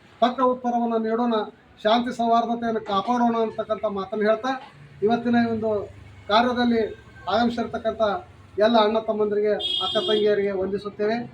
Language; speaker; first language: Kannada; native; Kannada